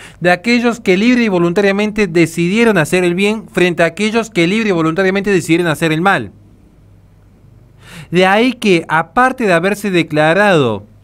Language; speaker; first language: Spanish; native; Spanish